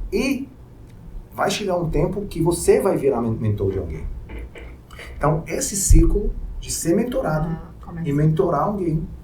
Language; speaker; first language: Portuguese; non-native, fluent; Hebrew